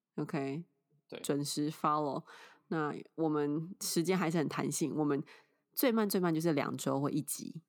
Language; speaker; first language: Chinese; native; Chinese